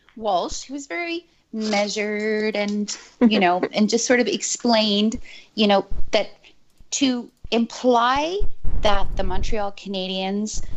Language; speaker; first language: English; native; English